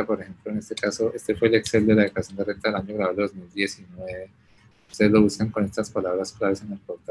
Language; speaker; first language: Spanish; native; Spanish